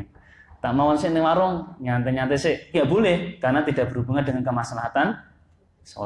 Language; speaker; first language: Indonesian; non-native, local second language; Javanese